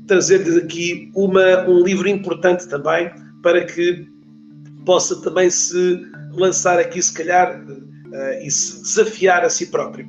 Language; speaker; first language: Portuguese; native; Portuguese